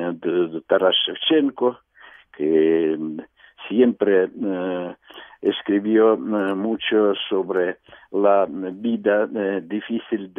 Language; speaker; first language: Spanish; non-native, fluent; Russian